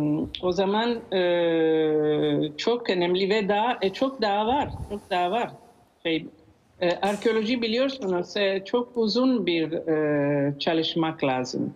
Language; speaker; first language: Turkish; non-native, learner; Italian